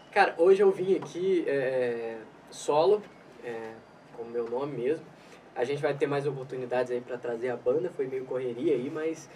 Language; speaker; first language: Portuguese; native; Portuguese